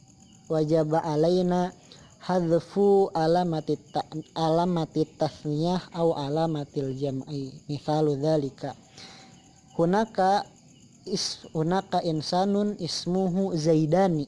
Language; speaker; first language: Arabic; non-native, learner; Indonesian